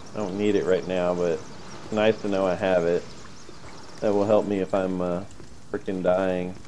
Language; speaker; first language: English; native; English